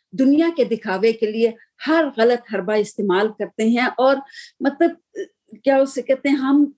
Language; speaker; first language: Urdu; native; Urdu